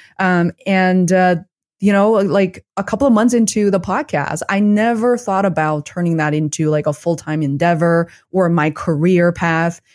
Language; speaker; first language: English; non-native, fluent; Chinese